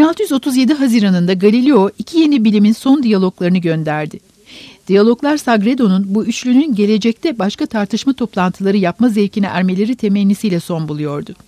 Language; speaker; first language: Turkish; native; Turkish